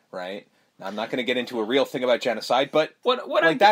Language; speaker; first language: English; native; English